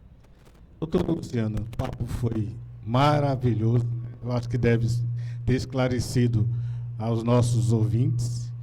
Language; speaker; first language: Portuguese; native; Portuguese